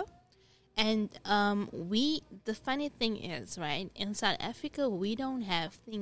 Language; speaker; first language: English; non-native, local second language; Dutch